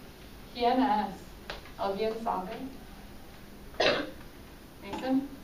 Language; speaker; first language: Spanish; non-native, fluent; English